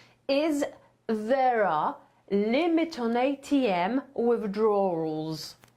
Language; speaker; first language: English; non-native, fluent; Polish